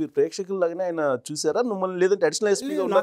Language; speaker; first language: Telugu; native; Telugu